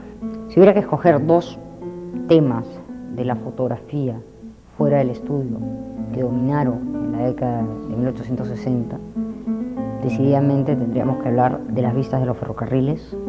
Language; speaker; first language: Spanish; native; Spanish